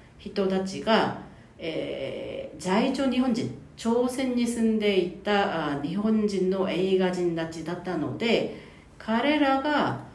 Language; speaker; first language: Japanese; non-native, fluent; Korean